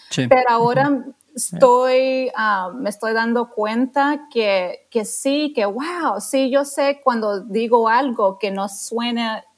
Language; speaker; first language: Spanish; non-native, fluent; English